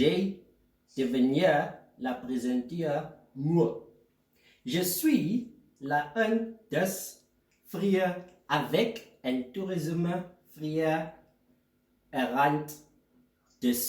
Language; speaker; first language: French; non-native, learner; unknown